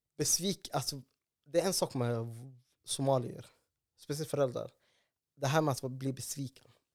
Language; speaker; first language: Swedish; early bilingual, other home language; Somali